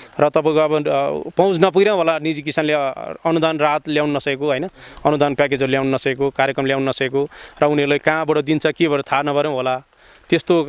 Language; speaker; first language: Nepali; non-native, local second language; Sherpa